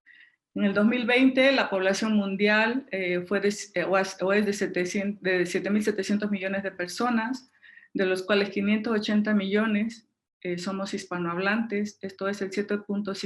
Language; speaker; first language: Spanish; native; Spanish